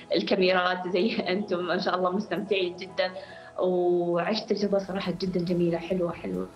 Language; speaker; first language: Arabic; native; Arabic